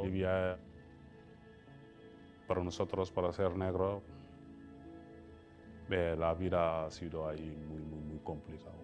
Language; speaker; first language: Spanish; non-native, fluent; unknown